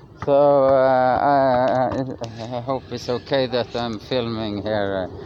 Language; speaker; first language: English; non-native, learner; Norwegian